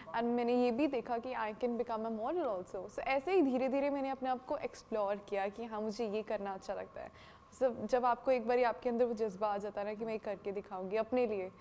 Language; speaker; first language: Hindi; non-native, local second language; Punjabi